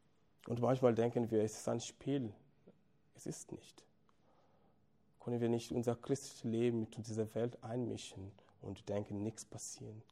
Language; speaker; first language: German; non-native, fluent; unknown